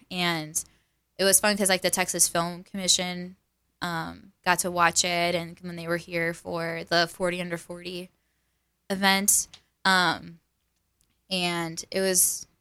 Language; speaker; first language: English; native; English